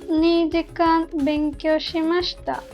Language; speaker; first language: Japanese; non-native, learner; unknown